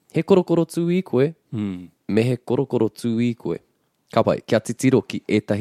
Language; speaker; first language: Māori; non-native, local second language; English